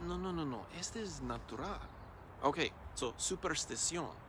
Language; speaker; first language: Spanish; non-native, learner; English